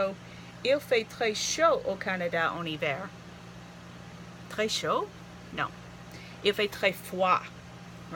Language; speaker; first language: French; non-native, fluent; English